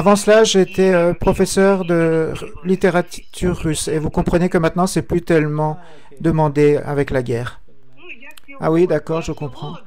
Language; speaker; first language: French; non-native, fluent; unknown